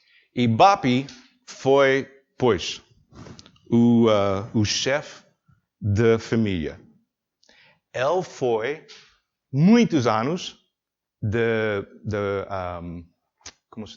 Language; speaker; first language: Portuguese; non-native, learner; English